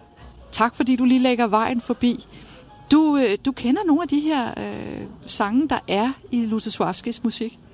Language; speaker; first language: Danish; native; Danish